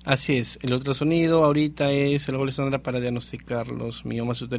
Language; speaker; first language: Spanish; native; Spanish